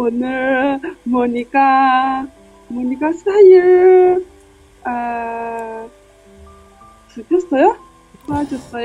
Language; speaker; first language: Korean; non-native, learner; Chinese